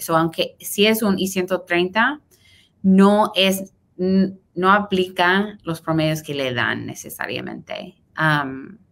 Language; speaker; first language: Spanish; early bilingual, heritage; Spanish